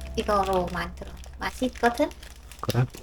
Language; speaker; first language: Korean; non-native, learner; Vietnamese